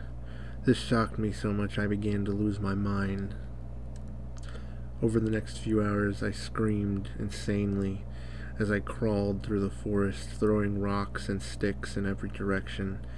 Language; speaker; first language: English; native; English